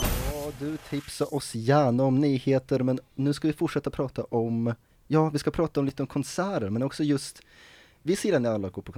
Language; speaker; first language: Swedish; native; Swedish